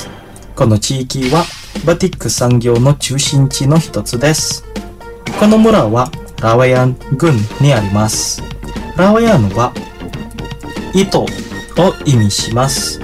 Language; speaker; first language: Japanese; non-native, fluent; Indonesian